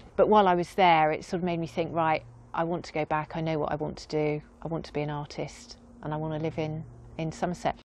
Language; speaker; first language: English; native; English